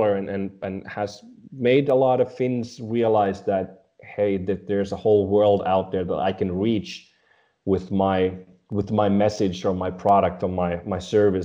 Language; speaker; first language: English; non-native, fluent; Swedish